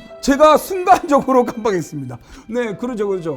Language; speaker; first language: Korean; native; Korean